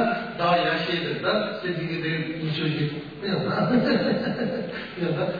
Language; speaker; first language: Russian; non-native, learner; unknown